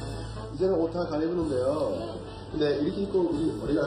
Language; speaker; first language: Korean; early bilingual, heritage; Korean